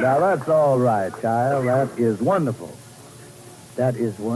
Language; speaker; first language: English; native; English